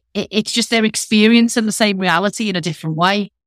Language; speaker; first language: English; native; English